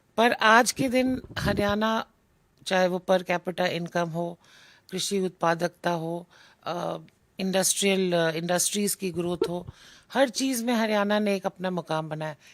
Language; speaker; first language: Hindi; native; Hindi